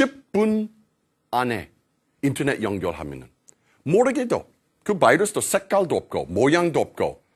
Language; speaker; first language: Korean; non-native, fluent; English